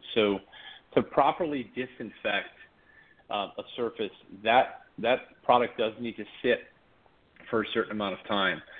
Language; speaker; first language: English; native; English